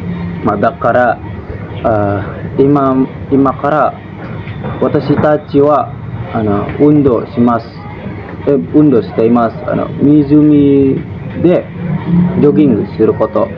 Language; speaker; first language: Japanese; non-native, learner; Indonesian